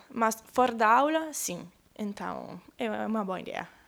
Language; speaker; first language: Portuguese; non-native, learner; Italian